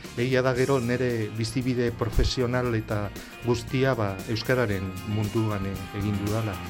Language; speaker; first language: Basque; non-native, local second language; Spanish